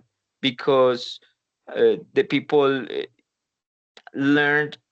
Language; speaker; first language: English; non-native, learner; Spanish